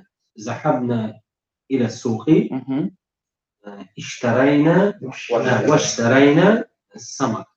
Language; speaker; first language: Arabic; non-native, learner; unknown